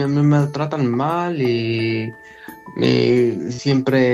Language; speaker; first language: Spanish; non-native, learner; Arabic